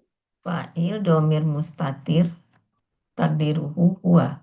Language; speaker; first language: Arabic; non-native, learner; Indonesian